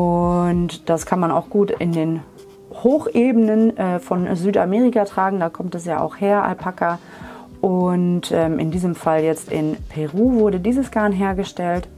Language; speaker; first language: German; native; German